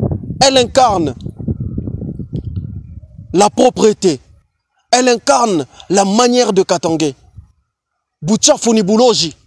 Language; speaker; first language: French; non-native, local second language; Swahili